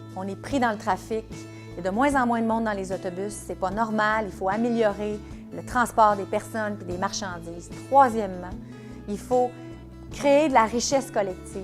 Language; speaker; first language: French; native; French